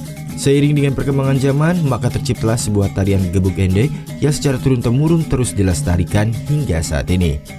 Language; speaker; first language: Indonesian; native; Indonesian